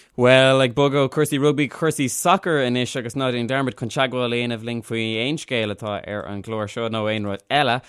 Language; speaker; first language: Irish; native; Irish